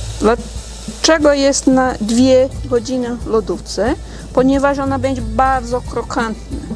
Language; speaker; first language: Polish; non-native, learner; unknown